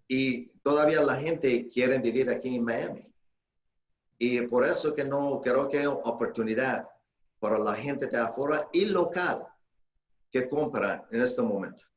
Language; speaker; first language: Spanish; non-native, fluent; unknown